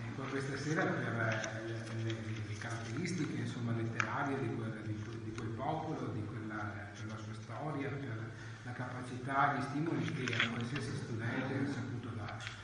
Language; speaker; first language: Italian; native; Italian